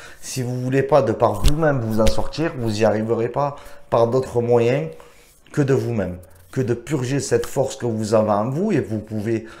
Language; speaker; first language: French; native; French